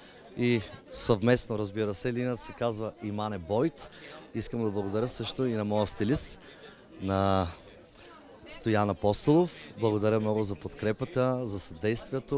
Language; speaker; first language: Bulgarian; native; Bulgarian